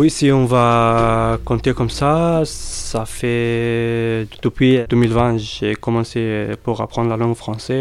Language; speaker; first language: French; non-native, learner; Arabic